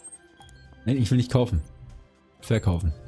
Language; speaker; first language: German; native; German